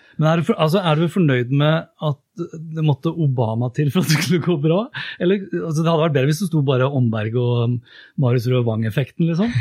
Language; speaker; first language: Norwegian; native; Norwegian